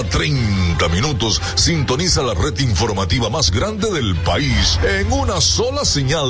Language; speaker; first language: Spanish; native; Spanish